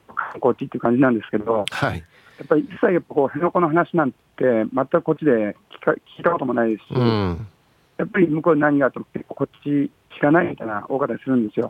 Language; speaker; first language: Japanese; native; Japanese